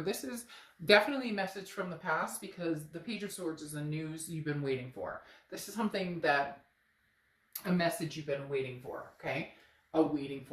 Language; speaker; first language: English; native; English